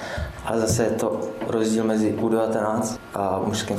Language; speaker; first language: Czech; early bilingual, other home language; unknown